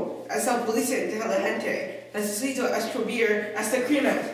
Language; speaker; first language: Spanish; non-native, learner; English